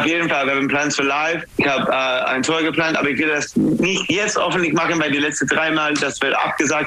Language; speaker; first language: German; non-native, fluent; English